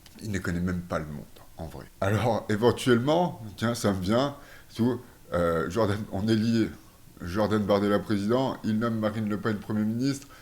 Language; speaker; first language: French; native; French